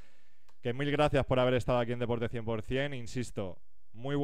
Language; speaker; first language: Spanish; native; Spanish